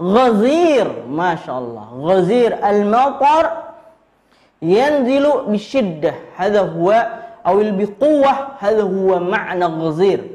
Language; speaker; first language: Arabic; non-native, fluent; Indonesian